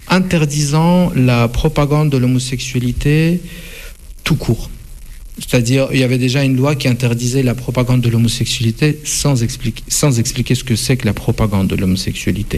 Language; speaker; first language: French; non-native, fluent; Russian